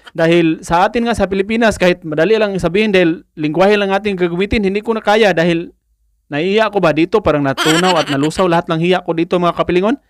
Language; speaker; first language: Filipino; non-native, local second language; Cebuano